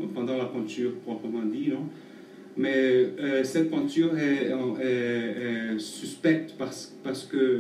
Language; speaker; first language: French; non-native, fluent; Portuguese